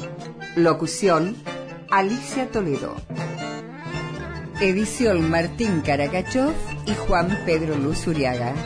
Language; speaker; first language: Spanish; native; Spanish